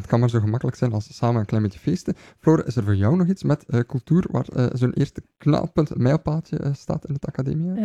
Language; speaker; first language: Dutch; native; Dutch